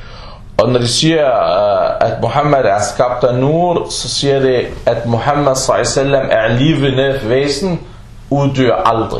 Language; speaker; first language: Danish; non-native, fluent; Arabic